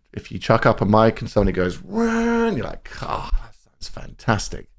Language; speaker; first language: English; native; English